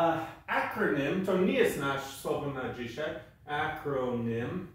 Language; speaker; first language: Polish; non-native, fluent; English